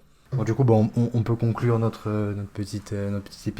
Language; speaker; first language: French; native; French